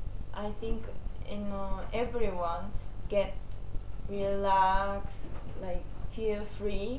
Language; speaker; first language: English; non-native, learner; Japanese